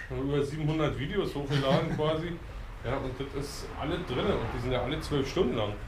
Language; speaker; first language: German; native; German